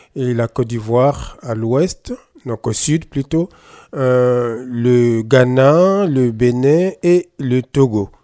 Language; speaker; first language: French; non-native, local second language; Mossi